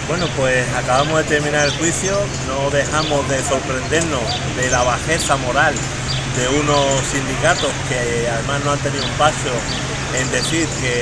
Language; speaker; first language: Spanish; native; Spanish